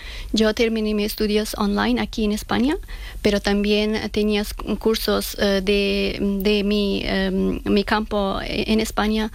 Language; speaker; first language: Spanish; non-native, learner; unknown